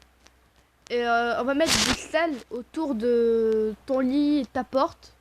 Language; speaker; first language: French; native; French